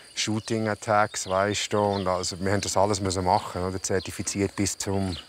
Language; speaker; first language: German; native; German